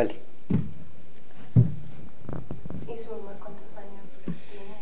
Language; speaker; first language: Spanish; early bilingual, heritage; Spanish